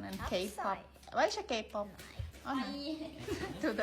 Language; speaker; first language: Norwegian; non-native, learner; Filipino